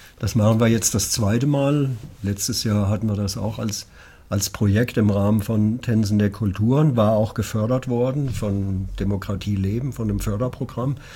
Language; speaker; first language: German; native; German